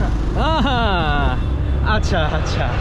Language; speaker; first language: Korean; native; Korean